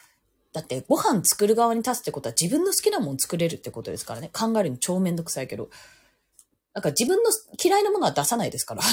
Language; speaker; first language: Japanese; native; Japanese